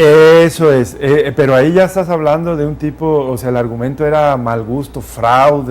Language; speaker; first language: Spanish; native; Spanish